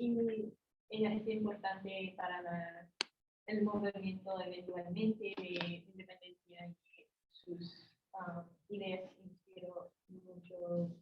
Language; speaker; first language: Spanish; non-native, learner; English